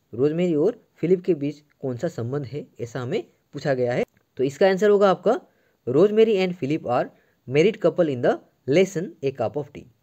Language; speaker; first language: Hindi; non-native, local second language; Assamese